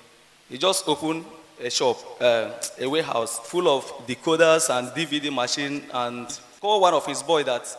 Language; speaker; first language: English; non-native, local second language; Igbo